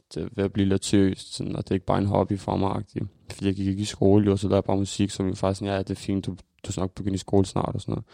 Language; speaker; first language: Danish; early bilingual, other home language; Macedonian